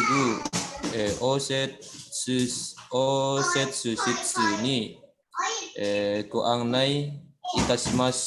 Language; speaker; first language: Japanese; non-native, learner; Indonesian